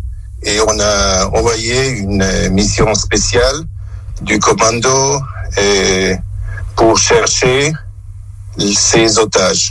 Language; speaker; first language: French; non-native, local second language; German